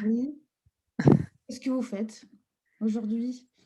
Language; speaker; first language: French; non-native, fluent; Russian